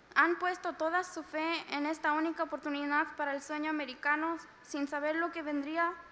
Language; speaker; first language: Spanish; early bilingual, heritage; Spanish